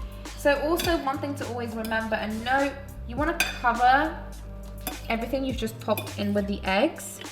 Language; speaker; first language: English; native; English